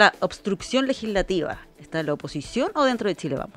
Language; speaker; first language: Spanish; native; Spanish